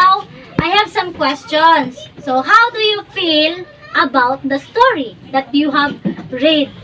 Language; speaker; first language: English; non-native, local second language; Cebuano